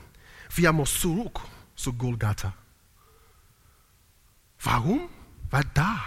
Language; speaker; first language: German; non-native, learner; Italian